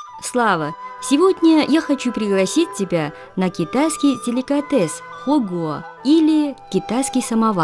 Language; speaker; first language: Russian; non-native, fluent; Chinese